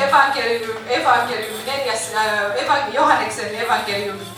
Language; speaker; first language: Finnish; non-native, learner; Kinyarwanda